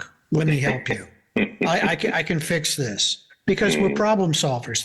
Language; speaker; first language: English; native; English